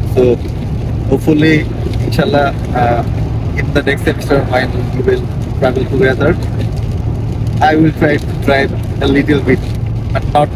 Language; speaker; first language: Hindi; non-native, learner; Bangla